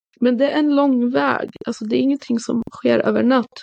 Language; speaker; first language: Swedish; early bilingual, other home language; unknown